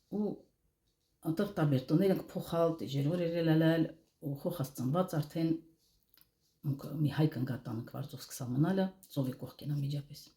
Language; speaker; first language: Armenian; native; Armenian